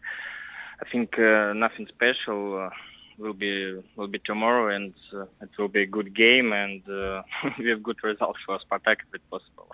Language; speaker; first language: English; non-native, learner; Russian